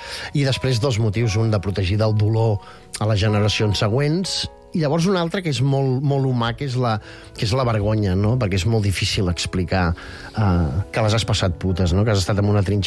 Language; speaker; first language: Catalan; native; Catalan